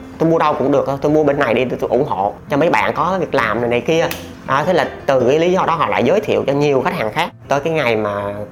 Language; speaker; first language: Vietnamese; native; Vietnamese